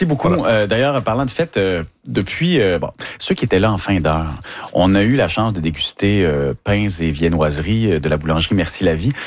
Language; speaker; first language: French; native; French